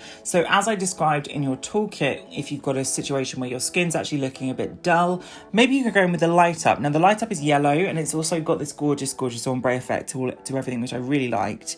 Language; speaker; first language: English; native; English